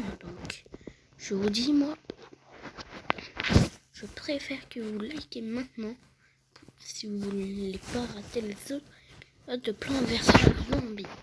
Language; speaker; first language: French; native; French